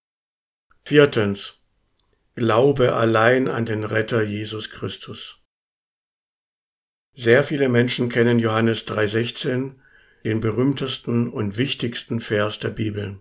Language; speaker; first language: German; native; German